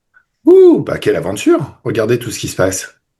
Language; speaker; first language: French; native; French